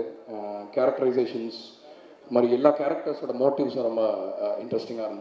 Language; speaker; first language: Tamil; native; Tamil